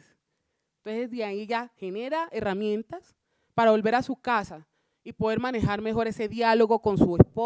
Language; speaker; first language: Spanish; native; Spanish